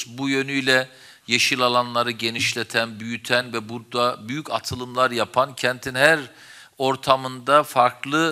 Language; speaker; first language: Turkish; native; Turkish